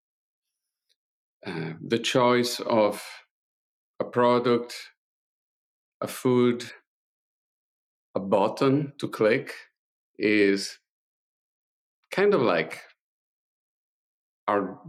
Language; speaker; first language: English; non-native, fluent; Italian